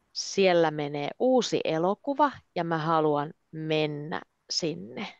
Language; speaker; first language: Finnish; native; Finnish